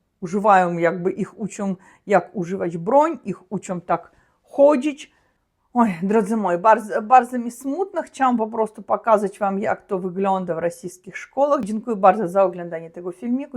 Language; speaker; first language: Polish; non-native, learner; Russian